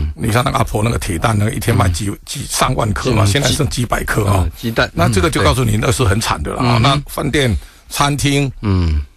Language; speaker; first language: Chinese; native; Chinese